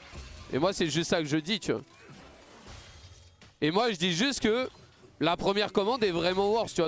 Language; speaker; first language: French; native; French